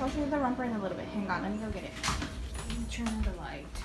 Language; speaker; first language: English; early bilingual, other home language; Spanish